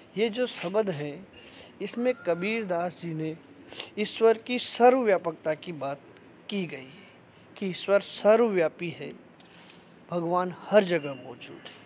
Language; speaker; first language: Hindi; native; Hindi